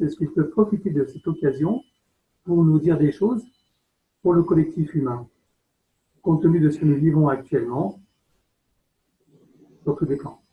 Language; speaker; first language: French; native; French